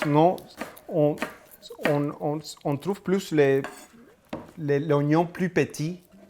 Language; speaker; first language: French; non-native, fluent; Spanish